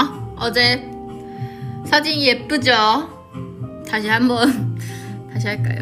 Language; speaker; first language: Korean; non-native, learner; Chinese